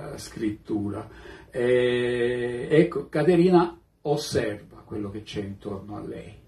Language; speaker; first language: Italian; native; Italian